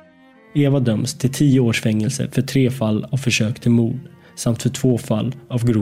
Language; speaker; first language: Swedish; native; Swedish